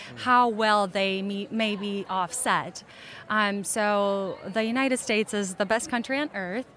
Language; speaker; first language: English; early bilingual, other home language; Russian